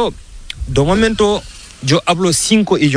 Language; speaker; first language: Spanish; non-native, learner; Fula